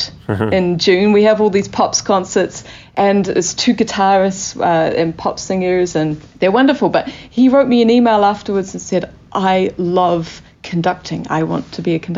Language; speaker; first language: English; native; English